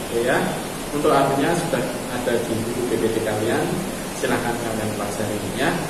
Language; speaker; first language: Indonesian; non-native, local second language; Javanese